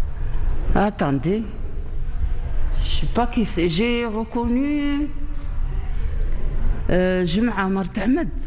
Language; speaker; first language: French; non-native, learner; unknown